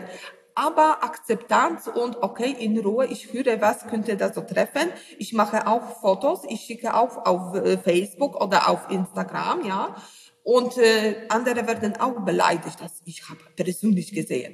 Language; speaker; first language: German; non-native, learner; Polish